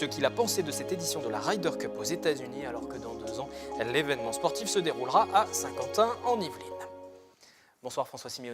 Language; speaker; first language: French; native; French